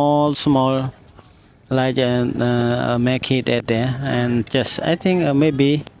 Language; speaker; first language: English; non-native, learner; Khmer